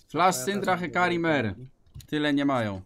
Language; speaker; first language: Polish; native; Polish